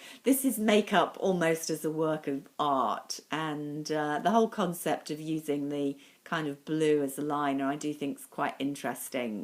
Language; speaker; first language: English; native; English